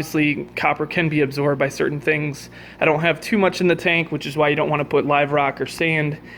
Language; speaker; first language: English; native; English